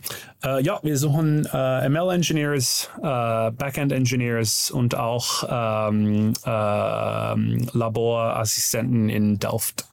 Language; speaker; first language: German; non-native, learner; Dutch